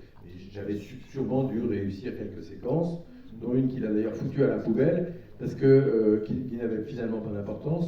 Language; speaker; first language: French; native; French